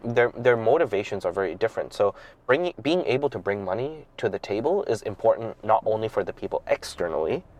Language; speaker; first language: English; non-native, local second language; Cantonese